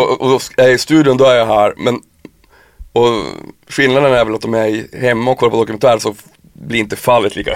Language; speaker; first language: Swedish; native; Swedish